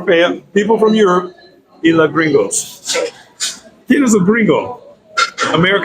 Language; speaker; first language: Spanish; non-native, learner; English